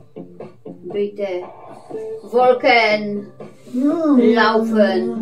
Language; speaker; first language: German; non-native, learner; Polish